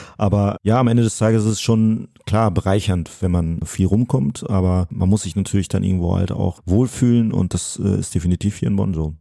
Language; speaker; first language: German; early bilingual, other home language; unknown